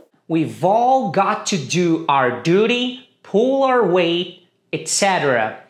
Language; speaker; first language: English; non-native, fluent; Portuguese